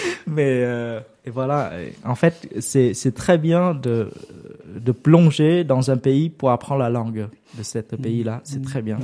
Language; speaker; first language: French; non-native, learner; Vietnamese